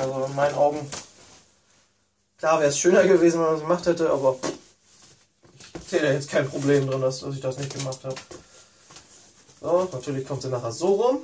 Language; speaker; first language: German; native; German